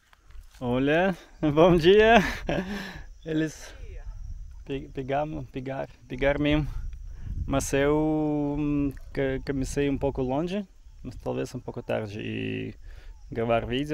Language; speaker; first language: Portuguese; non-native, learner; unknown